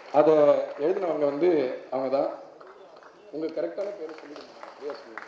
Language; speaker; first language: Tamil; native; Tamil